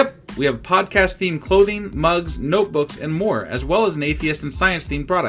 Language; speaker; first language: English; native; English